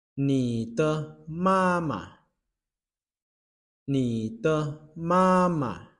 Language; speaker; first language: Chinese; non-native, fluent; Lao